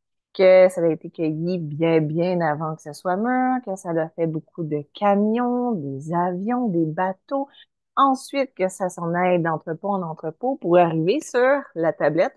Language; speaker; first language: French; native; French